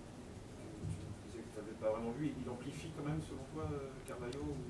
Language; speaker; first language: French; native; French